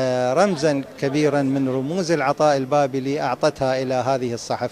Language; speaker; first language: Arabic; native; Arabic